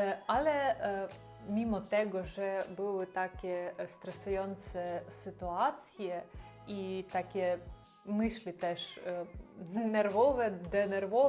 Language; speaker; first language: Polish; non-native, learner; Russian